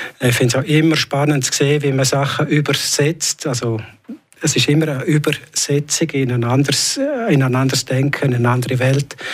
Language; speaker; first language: German; native; German